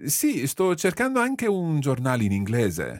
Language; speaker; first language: Italian; non-native, fluent; English